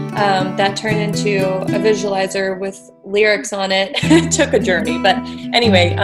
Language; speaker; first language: English; native; English